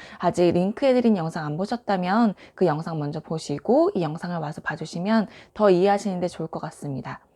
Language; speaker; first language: Korean; native; Korean